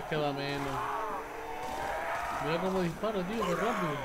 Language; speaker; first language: Spanish; native; Spanish